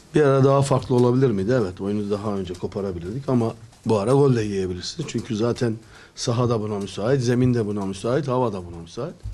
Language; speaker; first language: Turkish; native; Turkish